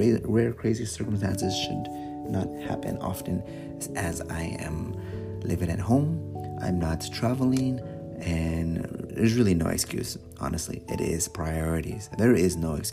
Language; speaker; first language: English; native; English